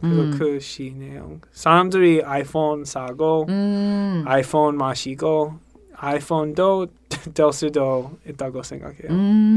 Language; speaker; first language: Korean; non-native, learner; English